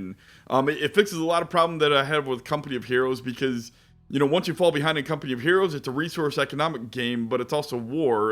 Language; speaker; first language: English; native; English